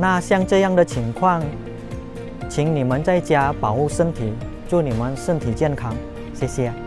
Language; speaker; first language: Chinese; non-native, learner; Indonesian